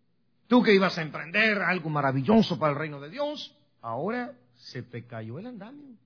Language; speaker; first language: Spanish; native; Spanish